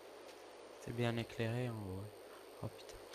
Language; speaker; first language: French; native; French